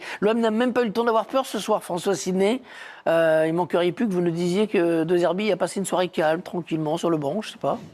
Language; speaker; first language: French; native; French